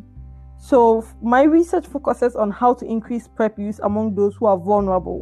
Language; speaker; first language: English; non-native, local second language; Akan